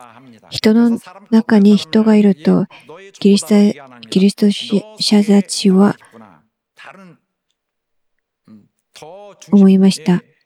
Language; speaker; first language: Japanese; non-native, fluent; Korean